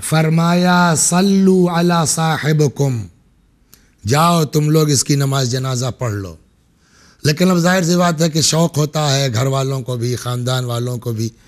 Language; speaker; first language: Hindi; native; Hindi